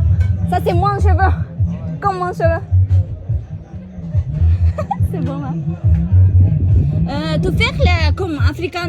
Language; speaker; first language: French; non-native, learner; Kazakh